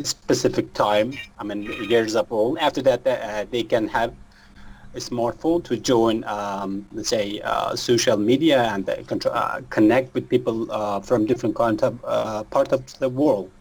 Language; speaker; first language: English; non-native, learner; Persian